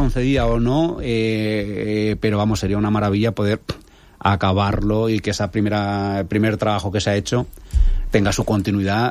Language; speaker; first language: Spanish; native; Spanish